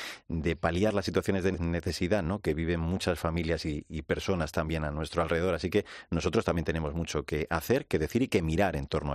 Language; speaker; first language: Spanish; native; Spanish